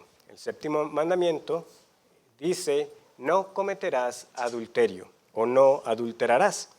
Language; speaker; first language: Spanish; native; Spanish